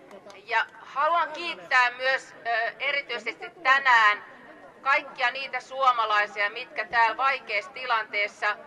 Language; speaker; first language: Finnish; native; Finnish